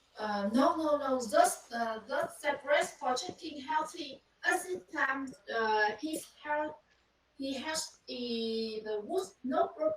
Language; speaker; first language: English; non-native, learner; Vietnamese